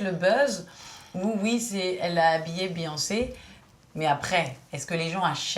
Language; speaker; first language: French; native; French